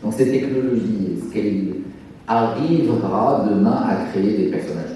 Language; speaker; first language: French; non-native, local second language; Arabic